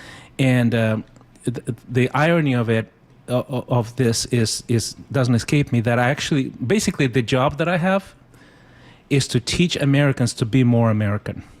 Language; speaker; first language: English; non-native, fluent; Spanish